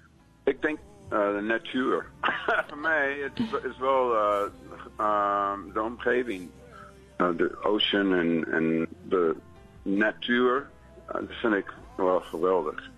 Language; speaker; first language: Dutch; non-native, fluent; English